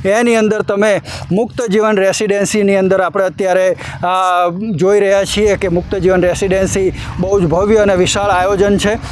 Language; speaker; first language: Gujarati; native; Gujarati